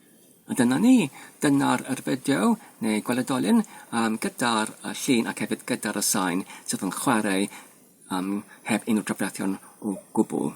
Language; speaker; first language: Welsh; non-native, fluent; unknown